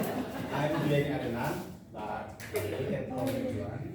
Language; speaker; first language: English; non-native, learner; Indonesian